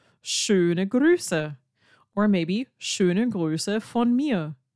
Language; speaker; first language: German; non-native, fluent; English